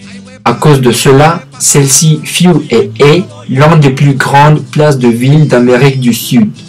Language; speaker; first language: French; non-native, learner; Spanish